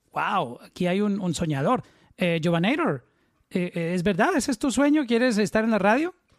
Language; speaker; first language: Spanish; native; Spanish